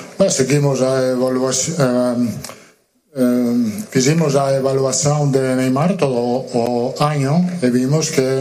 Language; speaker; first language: Portuguese; non-native, learner; Italian